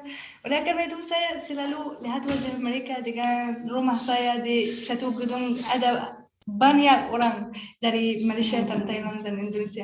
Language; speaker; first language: Indonesian; non-native, learner; Arabic